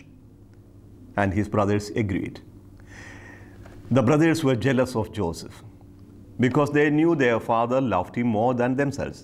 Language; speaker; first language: English; non-native, local second language; Malayalam